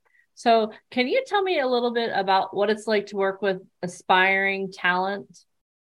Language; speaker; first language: English; native; English